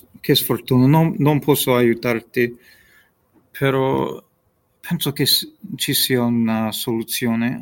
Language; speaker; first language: Italian; non-native, learner; English